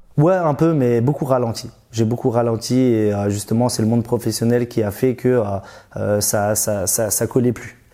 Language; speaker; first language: French; early bilingual, other home language; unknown